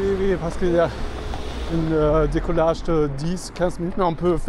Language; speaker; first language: French; non-native, fluent; German